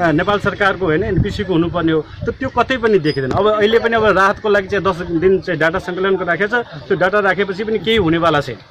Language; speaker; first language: Nepali; non-native, local second language; Maithili